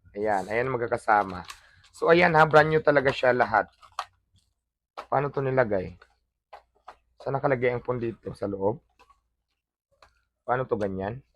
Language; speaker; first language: Filipino; non-native, local second language; Hiligaynon